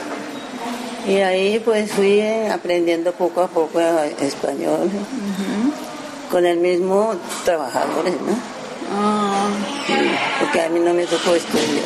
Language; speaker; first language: Spanish; early bilingual, other home language; Japanese